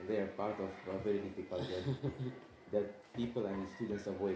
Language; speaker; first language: English; non-native, learner; Indonesian